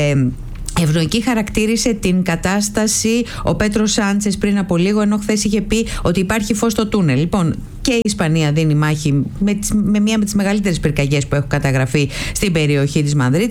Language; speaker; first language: Greek; native; Greek